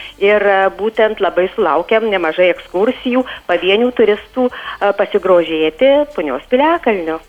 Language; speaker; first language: Lithuanian; native; Lithuanian